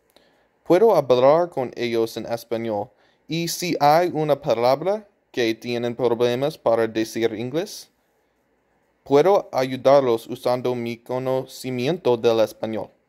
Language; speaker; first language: Spanish; non-native, fluent; English